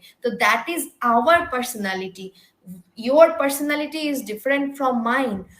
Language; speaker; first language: English; non-native, fluent; Bangla